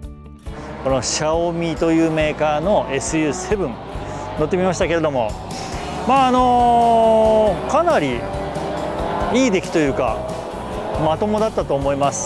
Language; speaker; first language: Japanese; native; Japanese